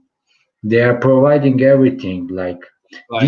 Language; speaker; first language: English; non-native, fluent; Turkish